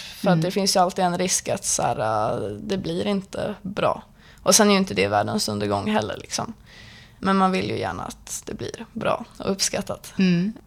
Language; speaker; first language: Swedish; native; Swedish